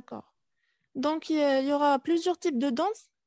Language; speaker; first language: French; non-native, fluent; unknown